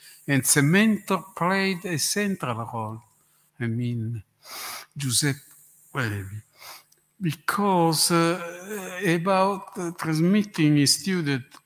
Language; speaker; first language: English; non-native, learner; Italian